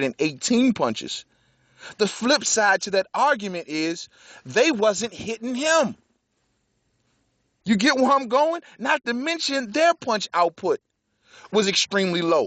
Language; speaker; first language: English; native; English